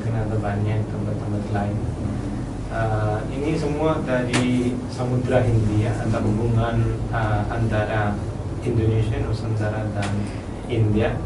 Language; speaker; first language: Indonesian; non-native, learner; Malayalam